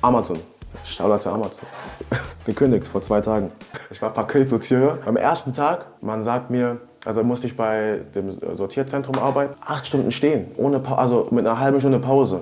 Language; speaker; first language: German; non-native, learner; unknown